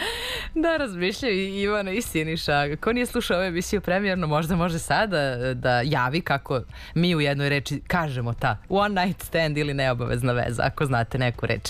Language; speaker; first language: Serbian; native; Serbian